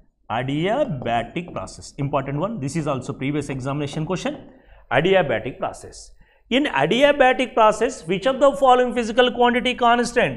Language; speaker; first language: English; non-native, local second language; Telugu